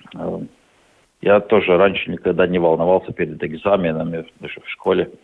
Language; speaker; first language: Russian; non-native, local second language; Latvian